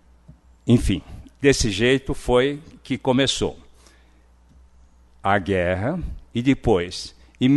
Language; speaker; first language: Portuguese; early bilingual, other home language; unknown